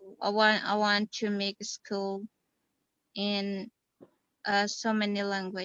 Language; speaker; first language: English; non-native, fluent; Indonesian